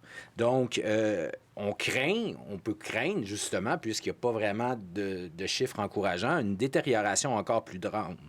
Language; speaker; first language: French; native; French